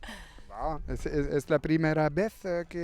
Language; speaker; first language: Spanish; non-native, learner; French